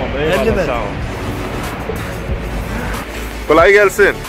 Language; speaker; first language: Turkish; non-native, fluent; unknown